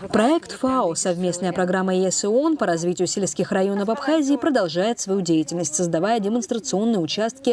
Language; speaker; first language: Russian; native; Russian